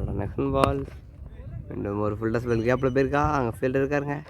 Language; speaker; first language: Tamil; native; Tamil